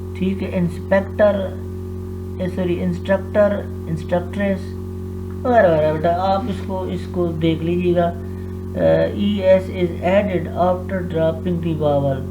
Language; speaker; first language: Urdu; non-native, local second language; Punjabi